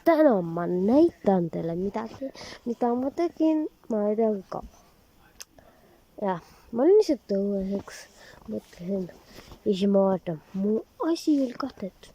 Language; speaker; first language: Estonian; early bilingual, heritage; Estonian